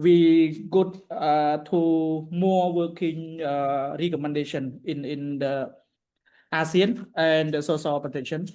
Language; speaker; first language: English; non-native, learner; Khmer